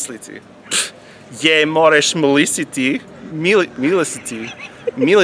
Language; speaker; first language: Slovenian; non-native, learner; English